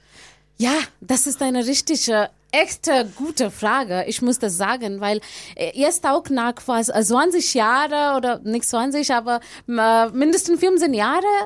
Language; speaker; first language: German; non-native, learner; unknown